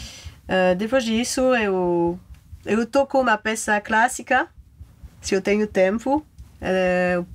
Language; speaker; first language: Portuguese; non-native, fluent; French